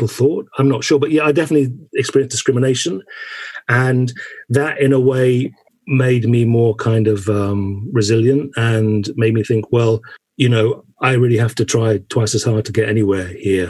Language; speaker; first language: English; native; English